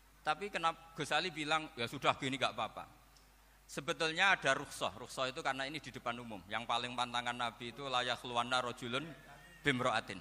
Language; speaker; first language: Indonesian; non-native, local second language; Javanese